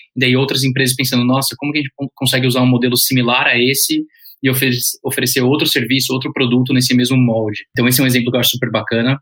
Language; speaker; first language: Portuguese; early bilingual, heritage; Portuguese